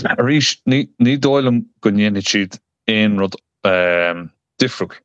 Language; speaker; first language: Irish; non-native, local second language; English